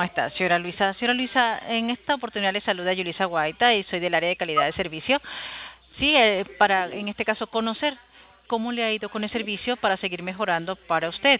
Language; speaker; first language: Spanish; native; Spanish